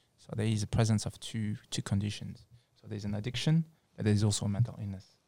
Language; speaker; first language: English; non-native, fluent; French